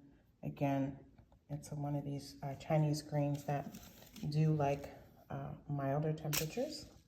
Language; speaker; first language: English; native; English